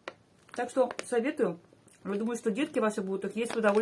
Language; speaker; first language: Russian; native; Russian